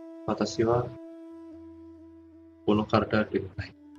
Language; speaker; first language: Japanese; non-native, fluent; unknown